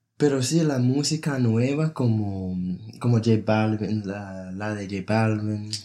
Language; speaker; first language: Spanish; non-native, fluent; English